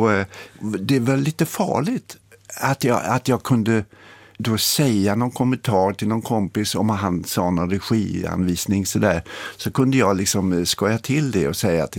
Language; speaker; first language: Swedish; native; Swedish